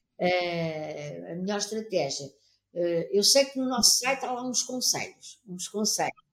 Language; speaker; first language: Portuguese; native; Portuguese